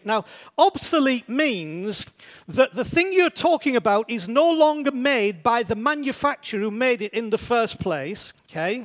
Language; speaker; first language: English; native; English